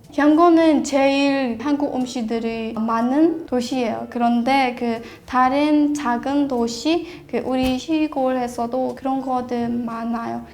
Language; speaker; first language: Korean; non-native, learner; Burmese